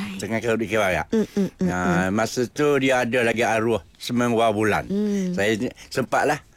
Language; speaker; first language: Malay; non-native, local second language; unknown